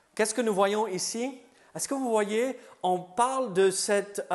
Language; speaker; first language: French; native; French